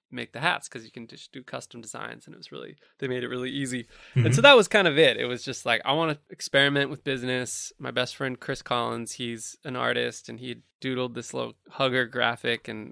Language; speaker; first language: English; native; English